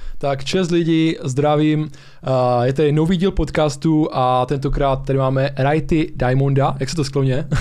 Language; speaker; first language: Czech; early bilingual, other home language; Slovak